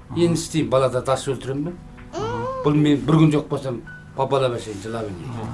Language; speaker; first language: Kazakh; early bilingual, heritage; Kazakh